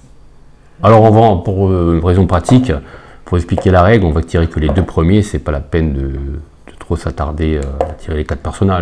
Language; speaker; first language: French; native; French